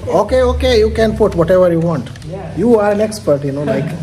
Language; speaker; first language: English; non-native, local second language; Hindi